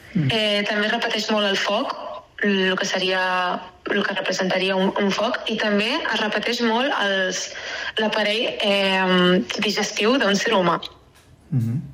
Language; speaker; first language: Catalan; native; Catalan